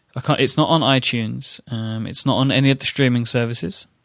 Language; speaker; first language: English; native; English